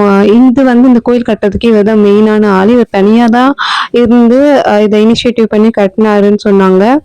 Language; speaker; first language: Tamil; native; Tamil